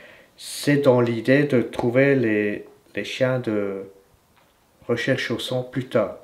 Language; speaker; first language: French; native; French